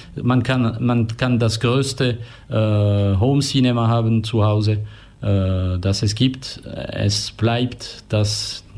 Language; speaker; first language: German; non-native, local second language; French